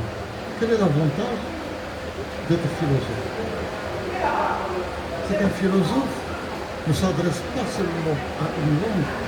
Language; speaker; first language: French; non-native, local second language; Arabic